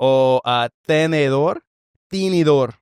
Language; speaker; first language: Spanish; non-native, fluent; English